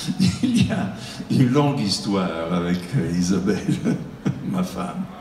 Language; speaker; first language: French; non-native, fluent; Italian